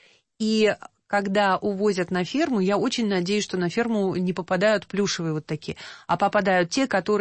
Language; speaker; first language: Russian; native; Russian